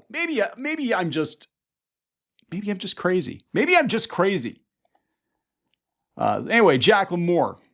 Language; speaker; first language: English; native; English